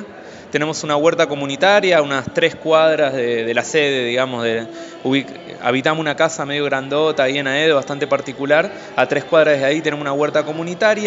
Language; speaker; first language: Spanish; native; Spanish